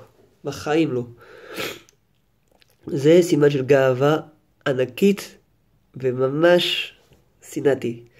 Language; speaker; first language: Hebrew; non-native, fluent; French